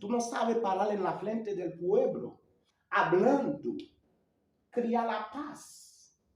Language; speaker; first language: Spanish; non-native, learner; Haitian Creole